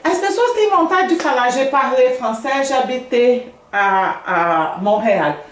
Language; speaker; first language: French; non-native, fluent; Portuguese